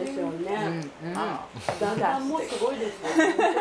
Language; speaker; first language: Japanese; native; Japanese